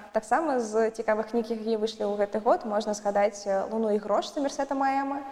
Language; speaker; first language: Belarusian; non-native, local second language; Russian